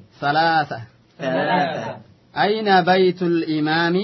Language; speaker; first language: Arabic; non-native, fluent; Indonesian